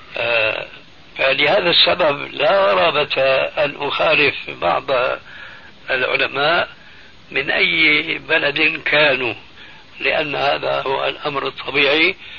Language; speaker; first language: Arabic; early bilingual, other home language; Albanian